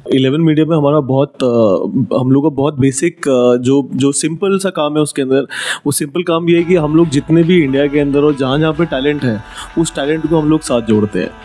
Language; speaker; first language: Hindi; native; Hindi